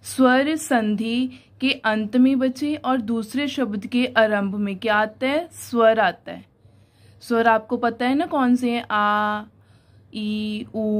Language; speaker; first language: Hindi; non-native, local second language; Punjabi